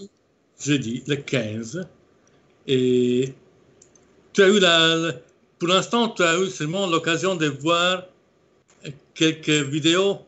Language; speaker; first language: French; non-native, fluent; Italian